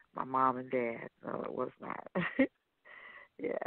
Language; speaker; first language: English; native; English